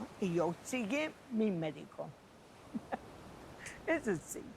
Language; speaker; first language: Spanish; non-native, fluent; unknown